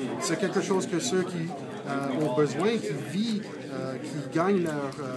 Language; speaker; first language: French; non-native, fluent; English